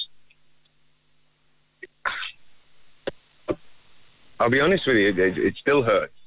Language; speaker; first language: English; native; English